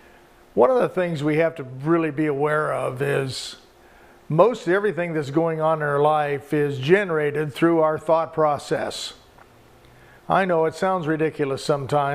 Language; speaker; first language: English; native; English